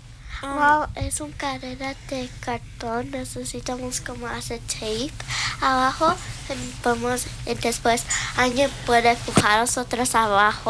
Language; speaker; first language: Spanish; early bilingual, other home language; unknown